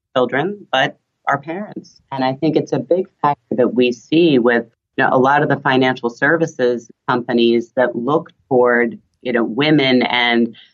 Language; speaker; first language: English; early bilingual, other home language; German